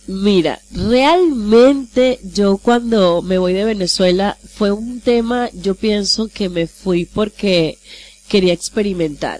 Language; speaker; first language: Spanish; native; Spanish